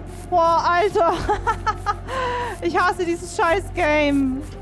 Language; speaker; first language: German; native; German